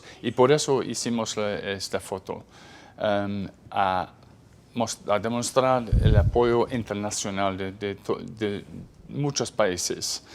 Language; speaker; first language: Spanish; non-native, fluent; English